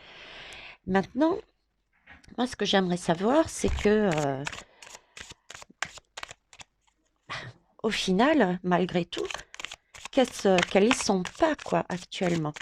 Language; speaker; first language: French; native; French